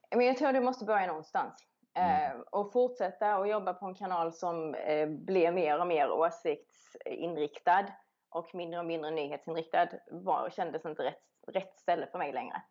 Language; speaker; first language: Swedish; native; Swedish